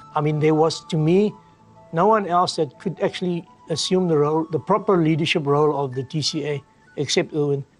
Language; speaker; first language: English; native; English